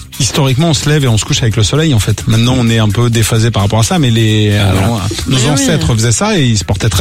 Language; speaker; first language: French; native; French